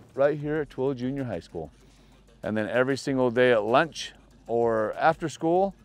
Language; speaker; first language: English; native; English